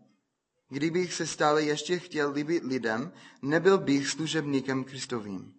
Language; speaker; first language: Czech; non-native, fluent; English